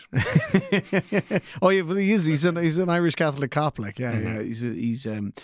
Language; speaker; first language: English; native; English